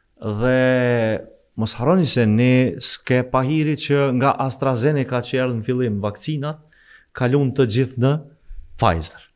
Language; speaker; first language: Albanian; native; Albanian